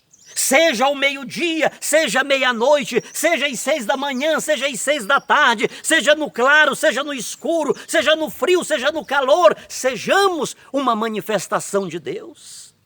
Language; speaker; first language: Portuguese; native; Portuguese